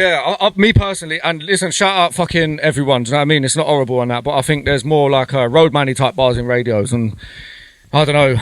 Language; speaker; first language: English; native; English